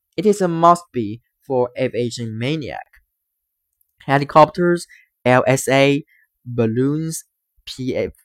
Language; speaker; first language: English; non-native, fluent; Chinese